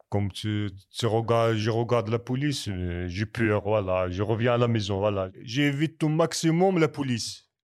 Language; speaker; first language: French; non-native, learner; Kabyle